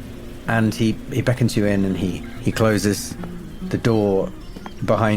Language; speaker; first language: English; native; English